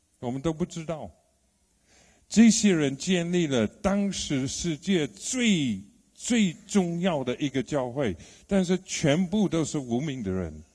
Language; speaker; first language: Chinese; non-native, fluent; English